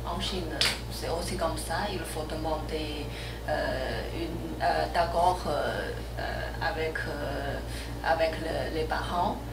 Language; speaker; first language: French; non-native, learner; Chinese